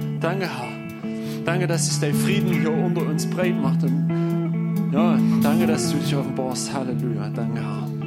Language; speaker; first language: German; native; German